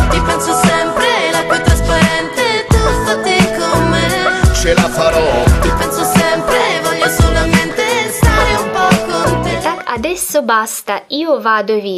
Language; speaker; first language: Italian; non-native, fluent; Russian